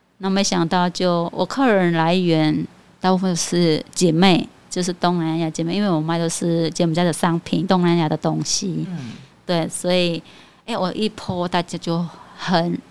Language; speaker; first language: Chinese; non-native, fluent; Khmer